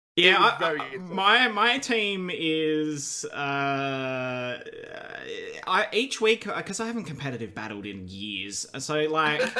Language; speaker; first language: English; native; English